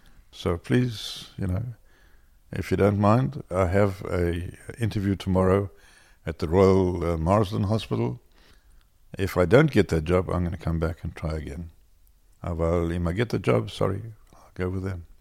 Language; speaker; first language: English; native; English